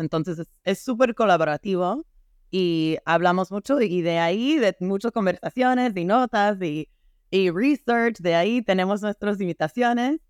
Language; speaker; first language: Spanish; non-native, fluent; English